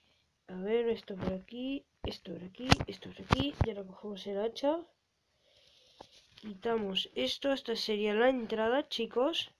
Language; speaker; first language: Spanish; native; Spanish